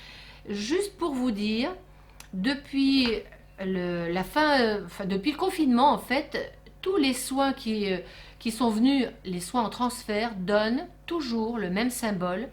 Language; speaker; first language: French; native; French